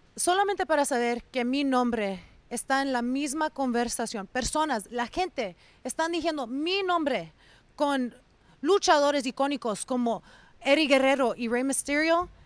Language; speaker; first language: Spanish; early bilingual, other home language; English